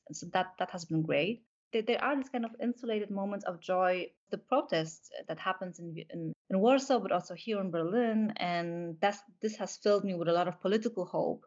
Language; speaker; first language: English; non-native, fluent; Polish